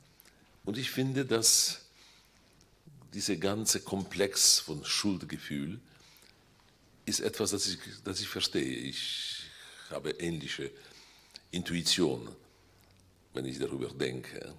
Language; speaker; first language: German; non-native, fluent; Polish